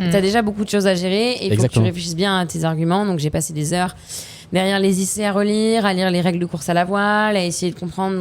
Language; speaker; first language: French; native; French